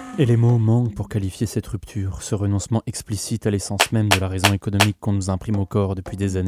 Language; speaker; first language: French; native; French